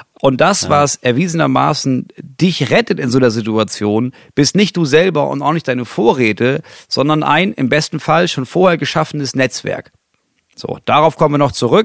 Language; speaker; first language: German; native; German